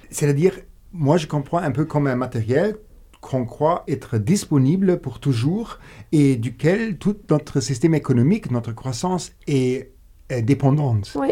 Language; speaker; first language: French; non-native, local second language; Luxembourgish